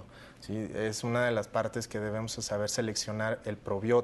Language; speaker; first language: Spanish; native; Spanish